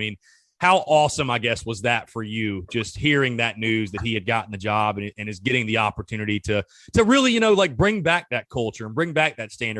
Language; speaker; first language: English; native; English